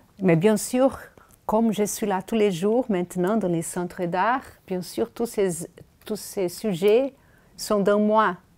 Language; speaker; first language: French; non-native, fluent; Portuguese